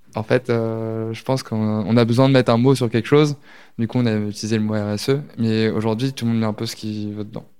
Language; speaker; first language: French; native; French